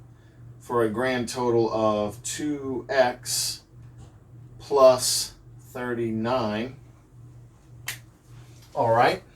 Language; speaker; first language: English; native; English